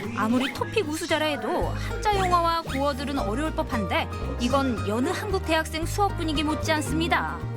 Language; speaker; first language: Korean; native; Korean